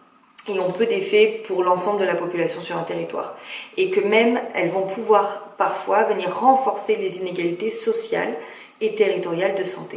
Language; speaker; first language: French; native; French